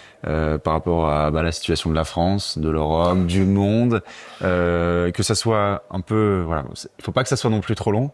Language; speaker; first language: French; native; French